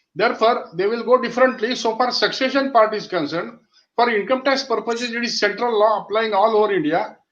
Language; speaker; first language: English; non-native, local second language; Marathi